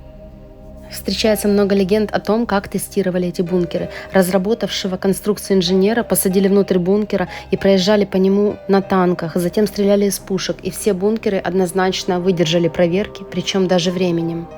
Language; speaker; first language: Russian; native; Russian